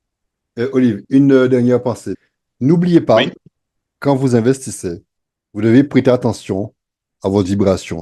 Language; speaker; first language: French; native; French